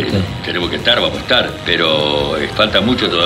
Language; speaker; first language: Spanish; native; Spanish